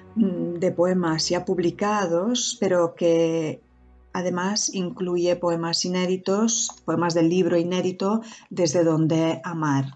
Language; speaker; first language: Spanish; non-native, fluent; Romanian